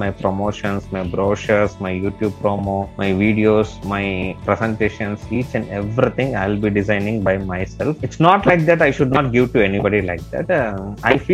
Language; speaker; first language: English; non-native, local second language; Tamil